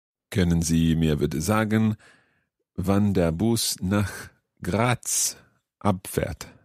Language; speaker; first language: German; non-native, learner; English